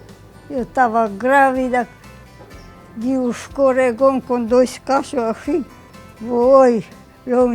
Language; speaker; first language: Portuguese; non-native, local second language; German